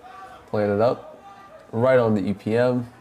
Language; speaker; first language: English; native; English